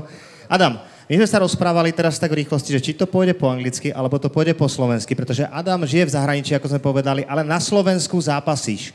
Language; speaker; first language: Slovak; native; Slovak